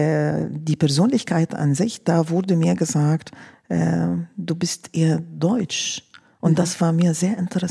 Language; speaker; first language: German; non-native, fluent; Arabic